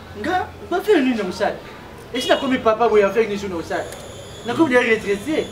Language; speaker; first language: Lingala; native; Lingala